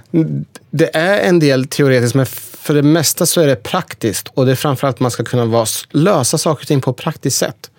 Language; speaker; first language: Swedish; early bilingual, other home language; Persian